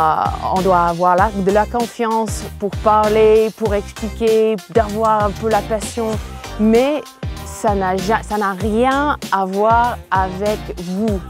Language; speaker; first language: French; non-native, fluent; English